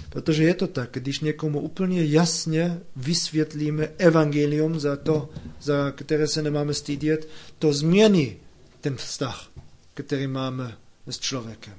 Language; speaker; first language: Czech; non-native, fluent; German